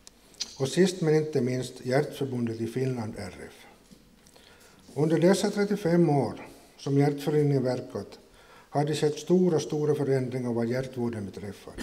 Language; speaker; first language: Swedish; native; Swedish